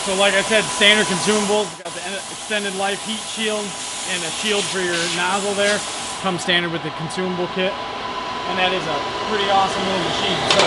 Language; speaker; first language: English; native; English